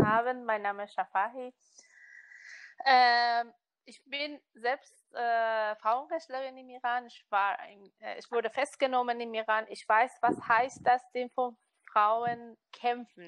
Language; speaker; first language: German; non-native, learner; Persian